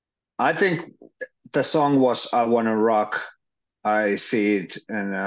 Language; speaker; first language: English; non-native, learner; Finnish